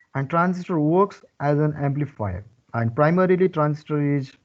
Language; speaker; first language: English; non-native, local second language; Nepali